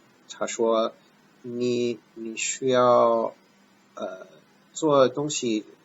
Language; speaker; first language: Chinese; non-native, fluent; English